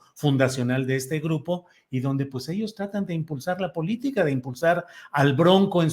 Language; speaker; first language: Spanish; native; Spanish